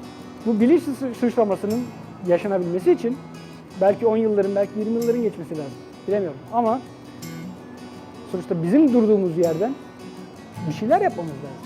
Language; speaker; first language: Turkish; native; Turkish